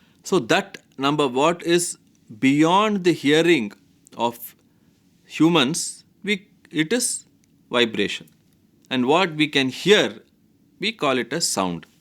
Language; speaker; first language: English; non-native, local second language; Tamil